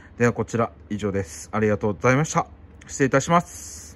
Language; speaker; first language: Japanese; native; Japanese